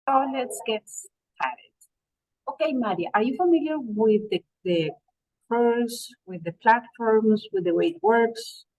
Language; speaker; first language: English; non-native, fluent; Spanish